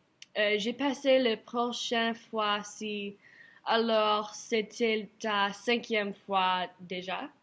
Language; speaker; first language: French; non-native, learner; English